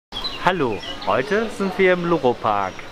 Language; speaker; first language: German; native; German